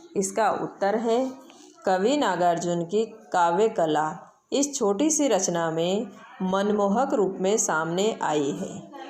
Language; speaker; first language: Hindi; native; Hindi